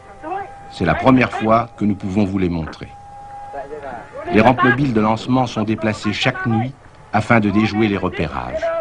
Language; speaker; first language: French; native; French